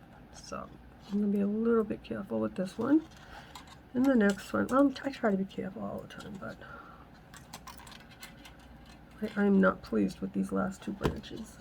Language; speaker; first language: English; native; English